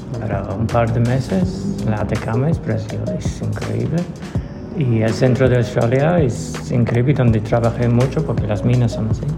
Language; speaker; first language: Spanish; non-native, learner; English